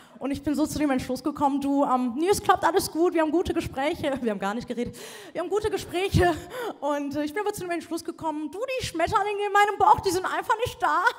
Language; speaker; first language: German; early bilingual, other home language; Persian